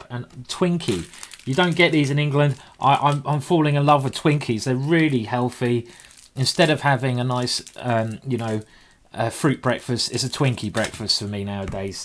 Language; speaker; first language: English; native; English